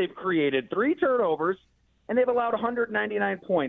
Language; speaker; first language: English; native; English